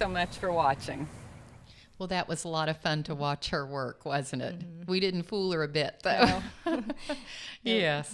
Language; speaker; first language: English; native; English